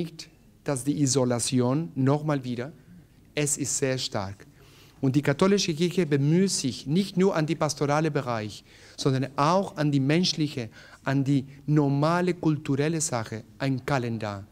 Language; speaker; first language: German; non-native, learner; Spanish